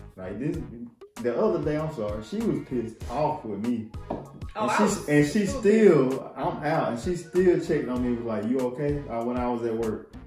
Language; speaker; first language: English; native; English